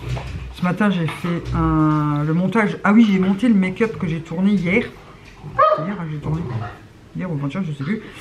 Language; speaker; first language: French; native; French